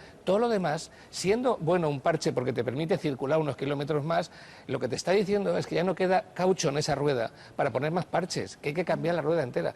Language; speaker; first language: Spanish; native; Spanish